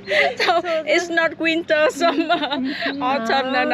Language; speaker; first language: English; non-native, learner; Vietnamese